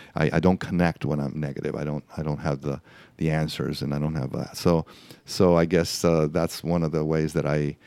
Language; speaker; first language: English; non-native, fluent; Spanish